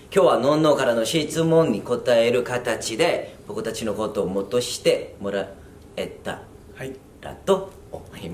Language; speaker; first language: Japanese; non-native, fluent; Korean